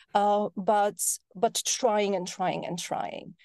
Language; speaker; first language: English; non-native, fluent; Polish